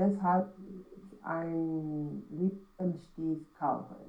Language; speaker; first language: German; non-native, learner; Romanian